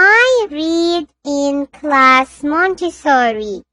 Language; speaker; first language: English; non-native, learner; Urdu